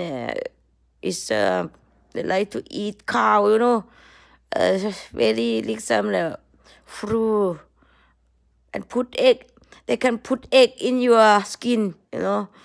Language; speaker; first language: English; non-native, learner; Thai